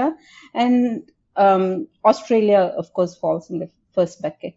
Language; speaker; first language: English; non-native, local second language; Tamil